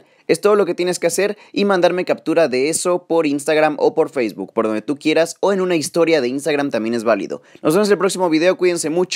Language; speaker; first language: Spanish; native; Spanish